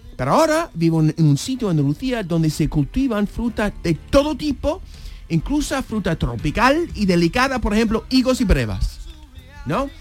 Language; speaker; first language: Spanish; non-native, fluent; English